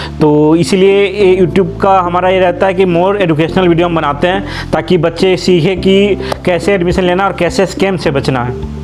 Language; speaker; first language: Hindi; native; Hindi